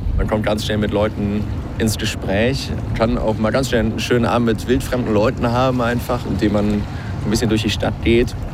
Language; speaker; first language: German; native; German